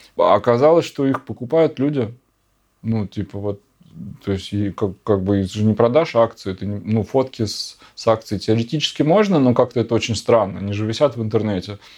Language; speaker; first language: Russian; native; Russian